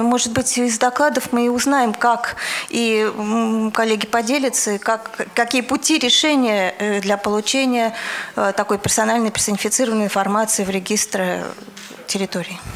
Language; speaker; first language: Russian; native; Russian